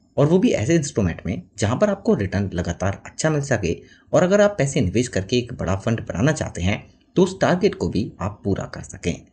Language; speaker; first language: Hindi; native; Hindi